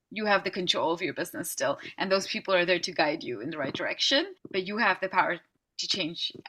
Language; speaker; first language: English; early bilingual, other home language; Dutch